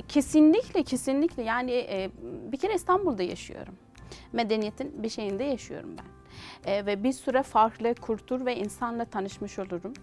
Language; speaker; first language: Turkish; non-native, fluent; Persian